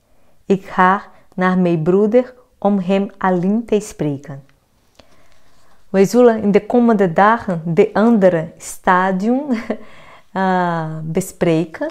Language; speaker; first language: Dutch; non-native, fluent; Portuguese